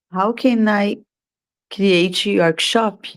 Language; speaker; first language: English; non-native, learner; Portuguese